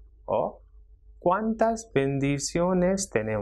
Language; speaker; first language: Spanish; non-native, fluent; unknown